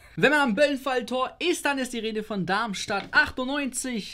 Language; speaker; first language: German; native; German